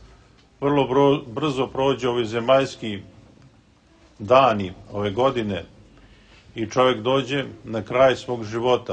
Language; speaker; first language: Serbian; native; Serbian